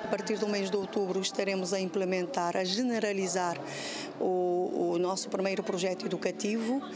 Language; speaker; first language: Portuguese; non-native, local second language; Kabuverdianu